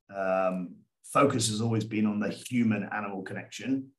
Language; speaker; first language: English; native; English